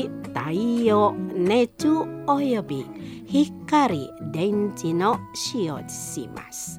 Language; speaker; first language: Japanese; non-native, fluent; Indonesian